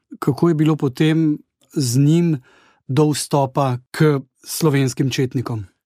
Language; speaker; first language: Slovenian; native; Slovenian